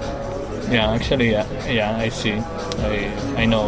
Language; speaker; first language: English; non-native, learner; Spanish